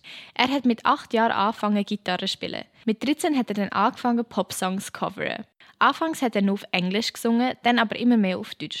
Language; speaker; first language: German; native; German